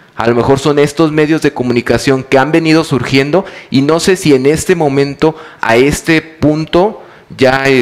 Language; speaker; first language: Spanish; native; Spanish